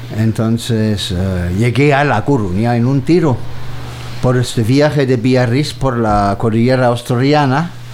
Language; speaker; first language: Spanish; non-native, fluent; German